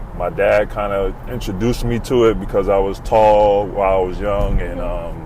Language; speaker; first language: English; native; English